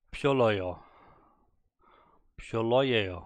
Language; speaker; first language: Korean; non-native, learner; German